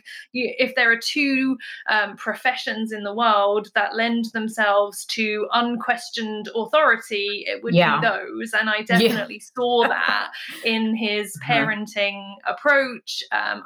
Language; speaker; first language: English; native; English